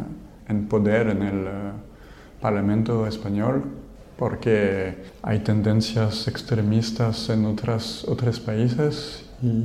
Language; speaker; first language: Spanish; non-native, fluent; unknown